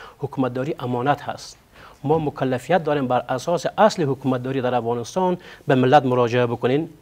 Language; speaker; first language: Persian; non-native, local second language; Pashto